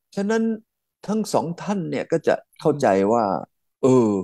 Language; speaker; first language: Thai; native; Thai